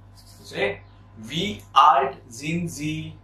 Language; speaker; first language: German; non-native, fluent; Marathi